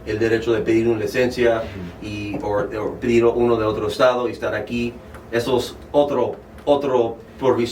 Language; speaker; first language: Spanish; early bilingual, heritage; Spanish